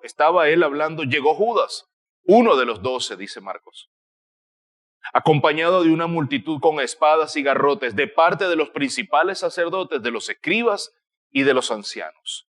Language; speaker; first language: Spanish; native; Spanish